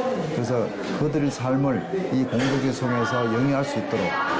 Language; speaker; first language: Korean; native; Korean